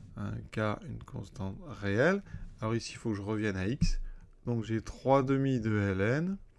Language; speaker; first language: French; native; French